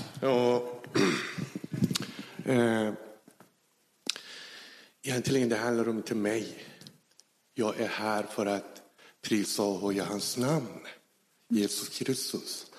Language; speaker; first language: Swedish; non-native, fluent; Persian